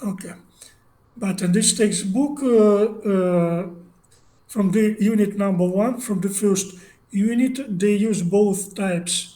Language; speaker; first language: English; non-native, learner; Russian